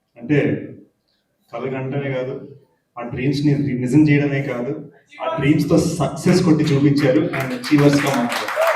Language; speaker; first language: Telugu; early bilingual, heritage; Telugu